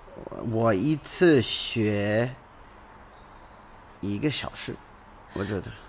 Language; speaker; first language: Chinese; non-native, learner; English